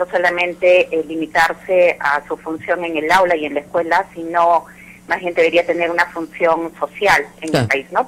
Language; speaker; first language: Spanish; native; Spanish